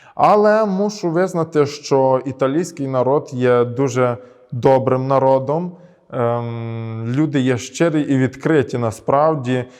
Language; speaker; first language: Ukrainian; early bilingual, heritage; Ukrainian